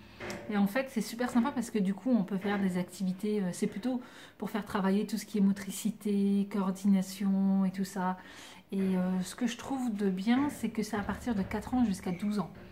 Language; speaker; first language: French; native; French